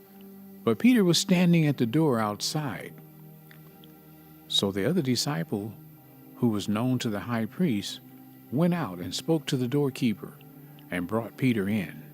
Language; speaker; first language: English; native; English